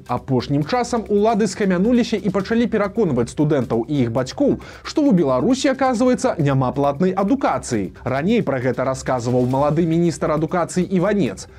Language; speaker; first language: Belarusian; native; Belarusian